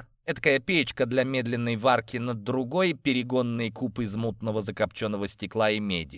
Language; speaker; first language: Russian; native; Russian